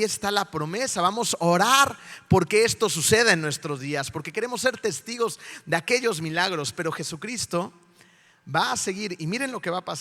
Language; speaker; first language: Spanish; native; Spanish